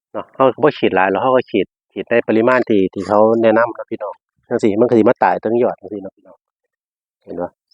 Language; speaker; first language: Thai; native; Thai